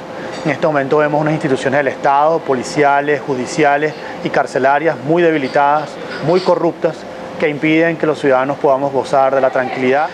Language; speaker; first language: Spanish; native; Spanish